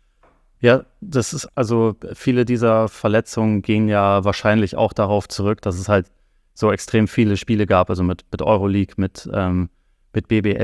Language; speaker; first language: German; native; German